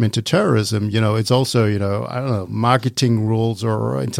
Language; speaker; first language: English; non-native, fluent; Danish